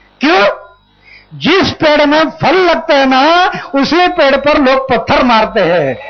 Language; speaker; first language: Hindi; non-native, local second language; Marathi